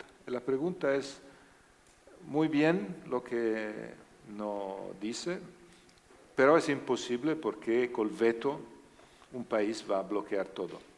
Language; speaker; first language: Spanish; non-native, learner; Italian